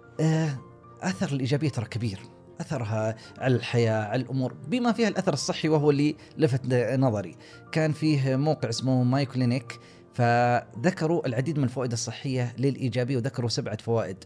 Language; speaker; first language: Arabic; native; Arabic